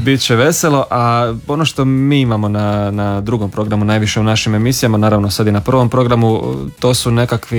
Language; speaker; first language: Serbian; native; Serbian